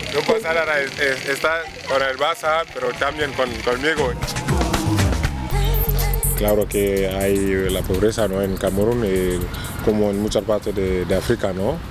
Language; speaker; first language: Spanish; non-native, fluent; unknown